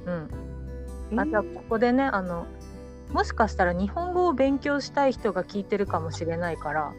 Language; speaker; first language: Japanese; native; Japanese